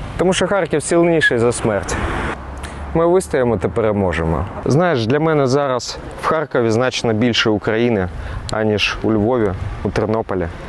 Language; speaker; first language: Ukrainian; non-native, local second language; Russian